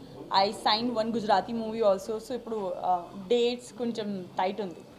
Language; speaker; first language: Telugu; non-native, local second language; Gujarati